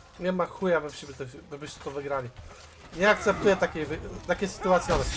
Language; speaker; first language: Polish; native; Polish